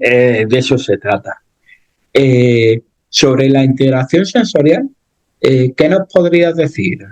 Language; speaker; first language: Spanish; native; Spanish